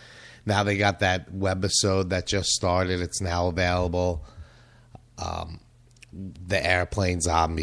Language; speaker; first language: English; native; English